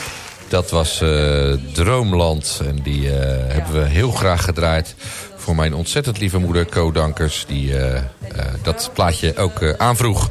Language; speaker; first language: Dutch; native; Dutch